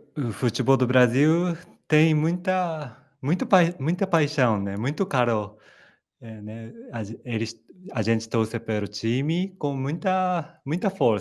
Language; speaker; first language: Portuguese; non-native, fluent; Japanese